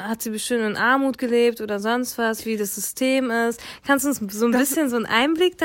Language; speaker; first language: German; early bilingual, other home language; Kurdish